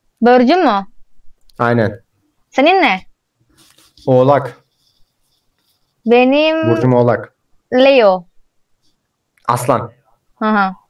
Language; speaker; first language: Turkish; non-native, learner; Indonesian